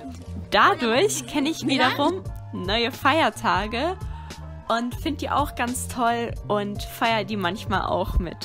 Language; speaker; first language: German; early bilingual, other home language; Russian